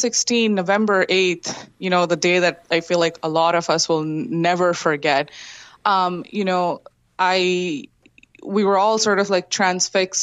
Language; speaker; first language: English; non-native, local second language; Bangla